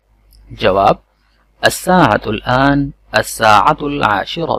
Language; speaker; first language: Arabic; non-native, fluent; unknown